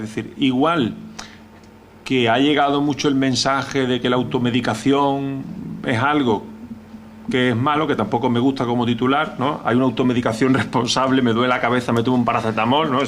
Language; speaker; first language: Spanish; native; Spanish